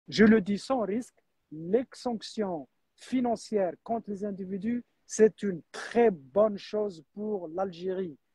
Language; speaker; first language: French; non-native, local second language; Arabic